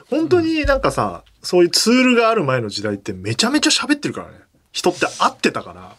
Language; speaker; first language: Japanese; native; Japanese